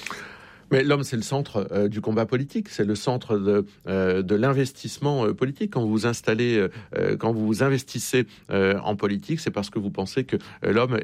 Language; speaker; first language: French; native; French